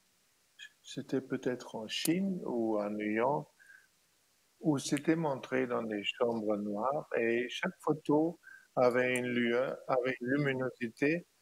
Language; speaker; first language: French; non-native, fluent; German